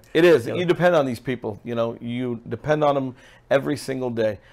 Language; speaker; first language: English; native; English